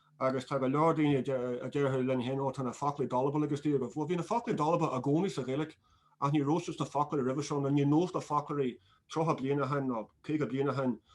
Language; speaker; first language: Irish; native; Irish